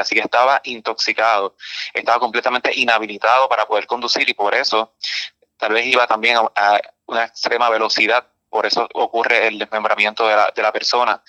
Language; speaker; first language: Spanish; native; Spanish